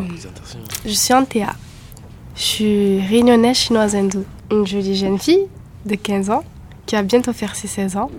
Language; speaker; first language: French; native; French